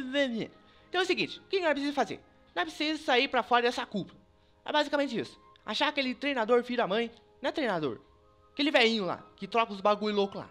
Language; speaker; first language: Portuguese; native; Portuguese